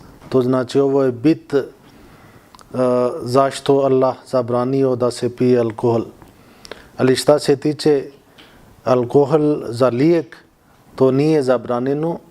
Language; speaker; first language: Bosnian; non-native, learner; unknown